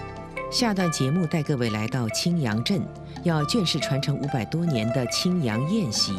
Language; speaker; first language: Chinese; native; Chinese